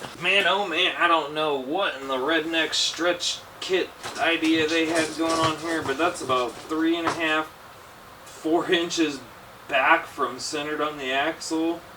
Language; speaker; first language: English; native; English